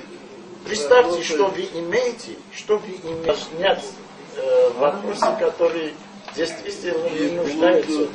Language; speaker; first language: Russian; non-native, local second language; Armenian